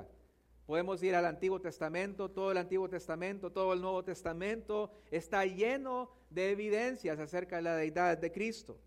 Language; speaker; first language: Spanish; native; Spanish